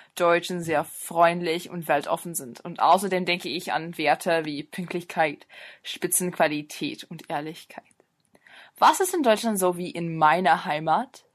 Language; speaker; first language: German; non-native, fluent; English